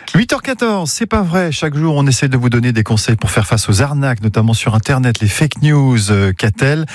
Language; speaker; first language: French; native; French